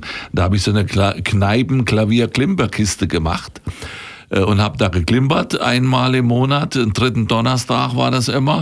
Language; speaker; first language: German; native; German